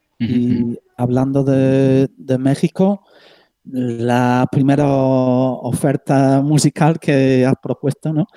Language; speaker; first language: Spanish; non-native, fluent; English